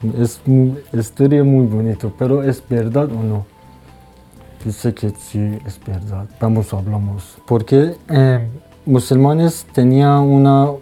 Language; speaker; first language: Spanish; non-native, learner; Persian